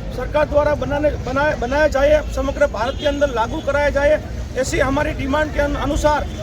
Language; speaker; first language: Hindi; non-native, local second language; Gujarati